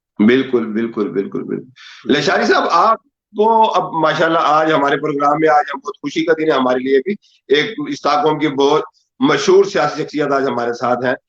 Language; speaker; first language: Urdu; native; Urdu